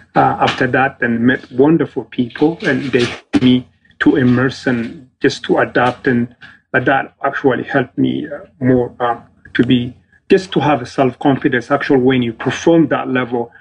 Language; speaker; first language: English; non-native, fluent; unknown